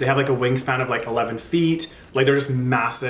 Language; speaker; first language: English; native; English